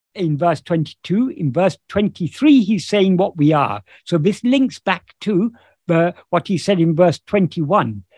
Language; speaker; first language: English; native; English